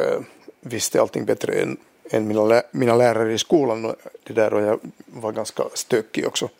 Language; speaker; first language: Swedish; non-native, local second language; Finnish